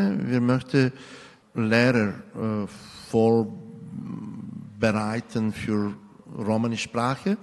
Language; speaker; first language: German; non-native, fluent; Bulgarian